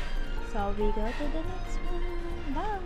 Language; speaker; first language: English; non-native, local second language; Malay